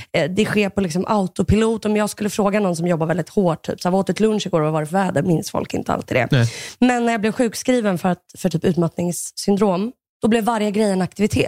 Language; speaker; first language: Swedish; early bilingual, other home language; Russian